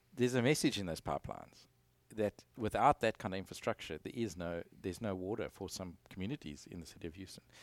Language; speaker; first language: English; native; English